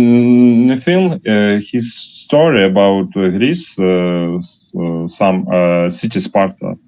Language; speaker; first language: English; non-native, learner; Russian